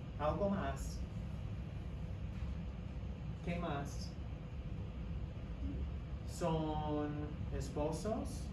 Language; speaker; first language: Spanish; non-native, fluent; English